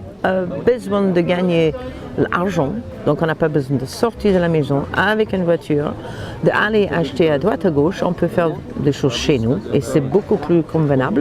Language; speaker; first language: French; non-native, fluent; English